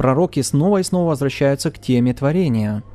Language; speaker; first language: Russian; native; Russian